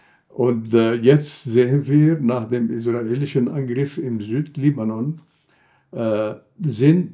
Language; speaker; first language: German; non-native, fluent; Arabic